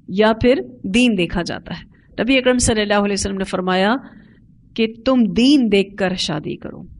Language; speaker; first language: Urdu; native; Urdu